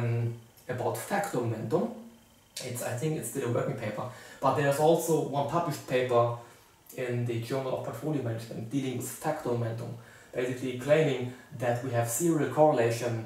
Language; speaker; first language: English; non-native, fluent; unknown